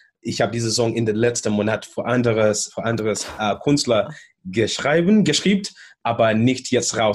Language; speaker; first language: German; non-native, learner; English